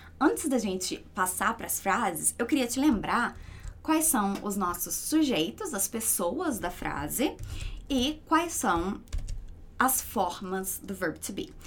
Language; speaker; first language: Portuguese; native; Portuguese